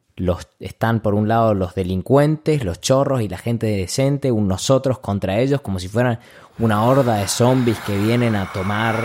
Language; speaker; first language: Spanish; native; Spanish